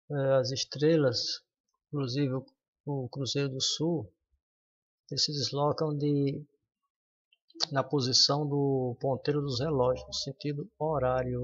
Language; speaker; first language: Portuguese; native; Portuguese